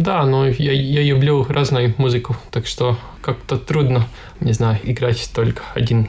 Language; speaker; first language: Russian; non-native, local second language; Latvian